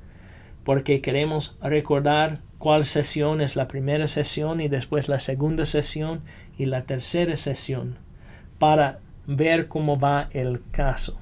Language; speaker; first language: Spanish; non-native, fluent; English